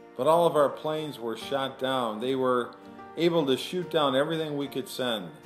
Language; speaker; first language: English; native; English